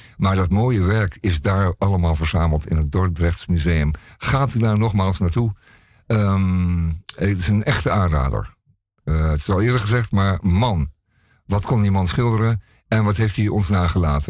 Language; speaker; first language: Dutch; native; Dutch